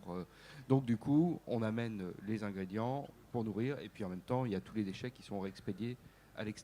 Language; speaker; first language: French; native; French